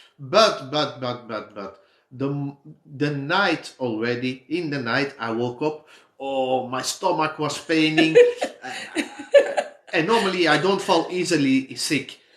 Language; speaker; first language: English; non-native, fluent; Dutch